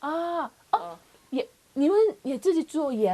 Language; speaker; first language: Chinese; non-native, learner; Korean